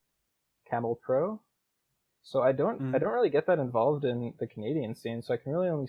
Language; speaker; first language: English; native; English